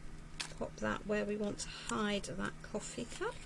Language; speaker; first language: English; native; English